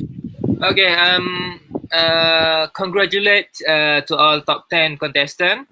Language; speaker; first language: English; non-native, learner; Malay